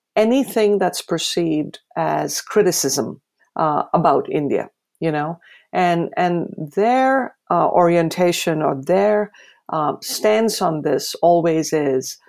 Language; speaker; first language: English; non-native, local second language; Gujarati